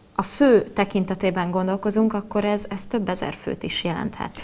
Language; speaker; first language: Hungarian; native; Hungarian